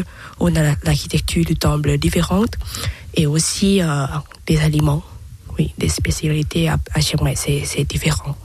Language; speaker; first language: French; non-native, learner; Thai